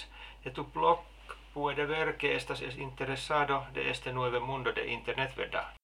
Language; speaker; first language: Spanish; non-native, learner; Finnish